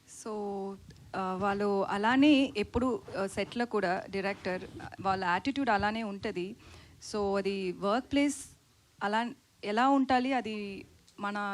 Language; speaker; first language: Telugu; non-native, learner; Tamil